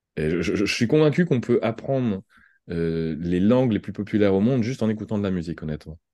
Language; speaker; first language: French; native; French